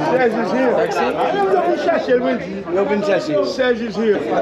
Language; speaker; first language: English; non-native, learner; Haitian Creole